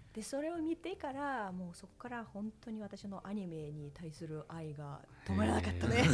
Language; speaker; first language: Japanese; non-native, fluent; Russian